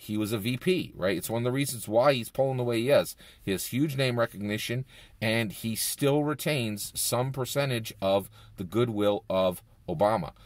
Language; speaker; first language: English; native; English